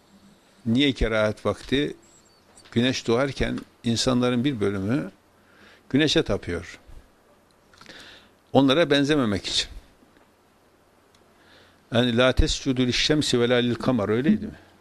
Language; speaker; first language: Turkish; native; Turkish